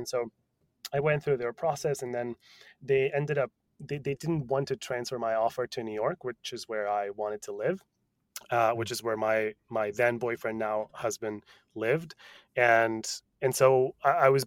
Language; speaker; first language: English; non-native, fluent; Spanish